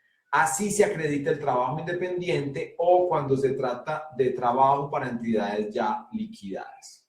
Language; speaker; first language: Spanish; native; Spanish